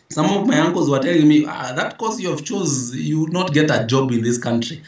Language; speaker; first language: English; non-native, local second language; Meru